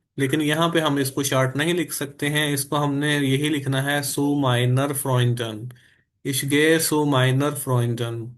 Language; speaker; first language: Urdu; native; Urdu